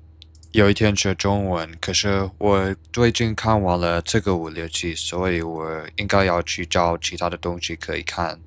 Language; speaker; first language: Chinese; non-native, learner; English